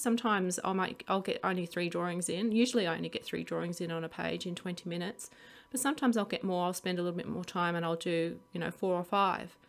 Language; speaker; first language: English; native; English